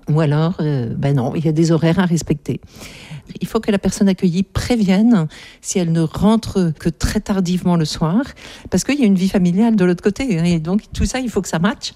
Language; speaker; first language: French; native; French